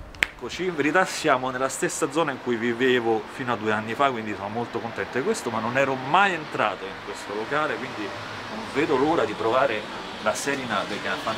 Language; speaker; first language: Italian; native; Italian